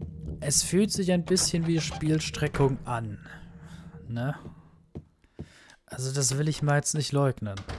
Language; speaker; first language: German; native; German